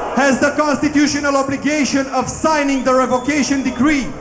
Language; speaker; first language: English; non-native, fluent; Romanian